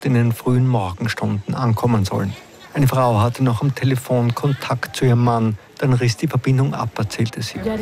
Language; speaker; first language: German; native; German